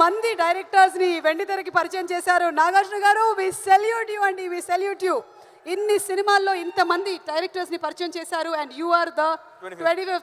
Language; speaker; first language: Telugu; native; Telugu